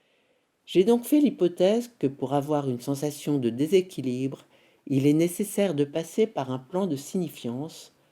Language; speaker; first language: French; native; French